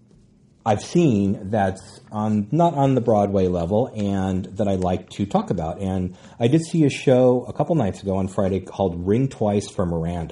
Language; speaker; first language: English; native; English